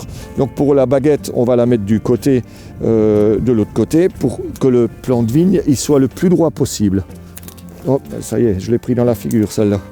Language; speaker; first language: French; native; French